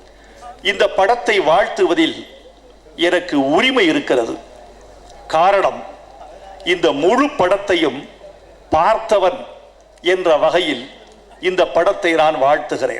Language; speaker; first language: Tamil; native; Tamil